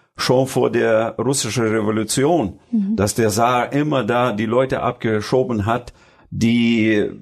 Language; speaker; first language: German; early bilingual, other home language; Russian